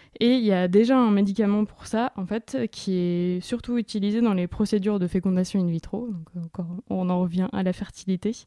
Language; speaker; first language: French; native; French